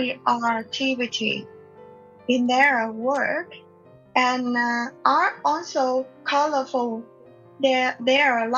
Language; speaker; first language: English; non-native, learner; Vietnamese